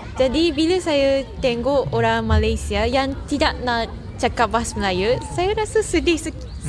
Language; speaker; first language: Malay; non-native, fluent; Japanese